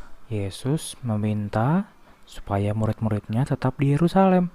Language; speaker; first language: Indonesian; native; Indonesian